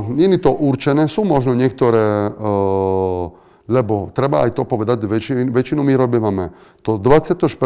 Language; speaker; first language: Slovak; non-native, fluent; Italian